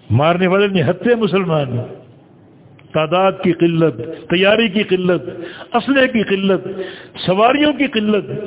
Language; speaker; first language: Urdu; native; Urdu